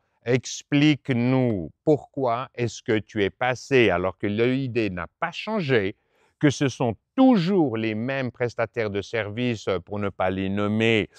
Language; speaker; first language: French; native; French